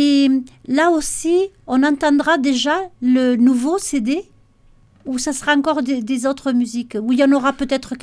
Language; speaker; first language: French; native; French